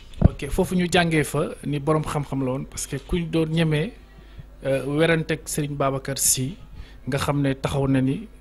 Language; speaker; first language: Wolof; native; Wolof